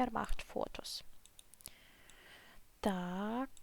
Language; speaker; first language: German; non-native, fluent; Ukrainian